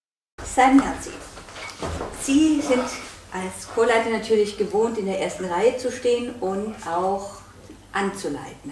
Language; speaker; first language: German; native; German